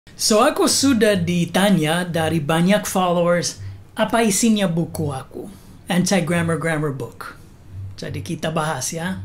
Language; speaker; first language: Indonesian; non-native, fluent; English